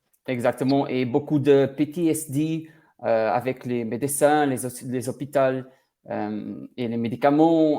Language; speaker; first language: French; non-native, learner; Portuguese